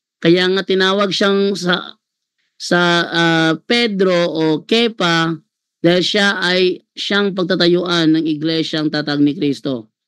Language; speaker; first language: Filipino; non-native, local second language; Cebuano